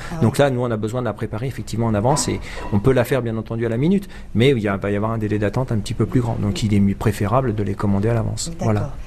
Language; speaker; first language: French; native; French